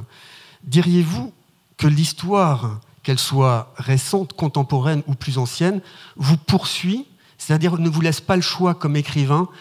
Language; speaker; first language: French; native; French